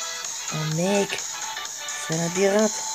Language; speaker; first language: French; native; French